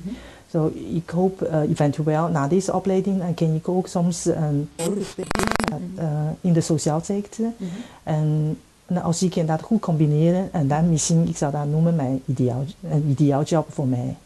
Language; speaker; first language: Dutch; non-native, fluent; Chinese